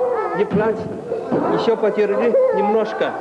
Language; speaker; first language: Russian; non-native, fluent; Chinese